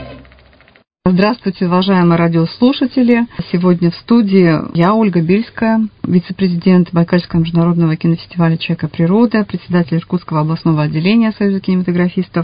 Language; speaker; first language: Russian; native; Russian